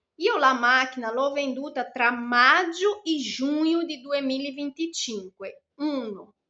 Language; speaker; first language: Italian; non-native, fluent; Portuguese